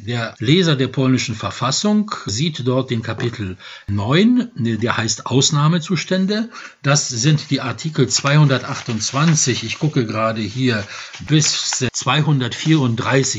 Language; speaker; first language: German; non-native, fluent; Polish